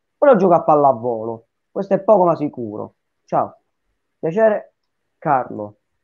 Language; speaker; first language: Italian; native; Italian